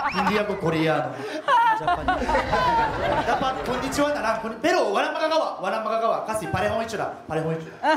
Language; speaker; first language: Filipino; non-native, learner; Japanese